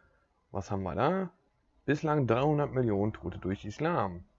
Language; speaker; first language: German; native; German